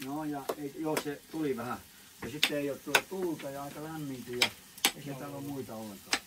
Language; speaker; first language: Finnish; native; Finnish